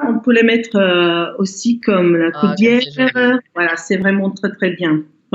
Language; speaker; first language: French; non-native, fluent; Croatian